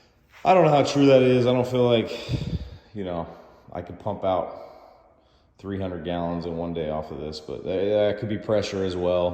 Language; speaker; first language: English; native; English